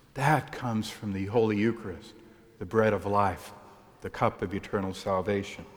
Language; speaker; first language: English; native; English